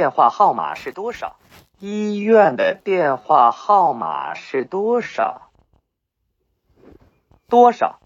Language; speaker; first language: Chinese; non-native, learner; English